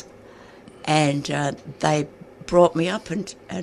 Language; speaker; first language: English; native; English